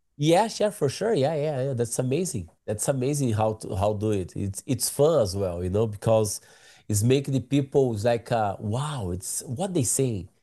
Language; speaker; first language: English; non-native, learner; Portuguese